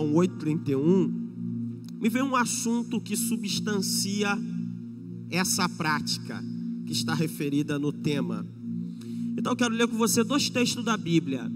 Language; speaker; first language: Portuguese; native; Portuguese